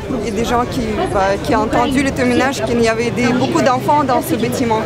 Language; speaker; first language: French; non-native, fluent; Russian